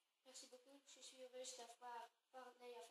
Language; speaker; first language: French; non-native, learner; Dutch